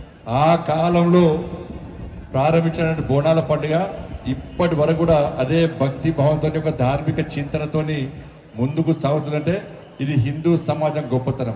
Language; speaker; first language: Telugu; native; Telugu